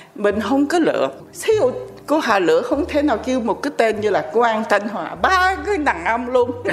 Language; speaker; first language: Vietnamese; native; Vietnamese